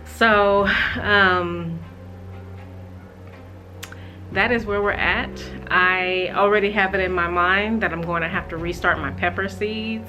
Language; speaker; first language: English; native; English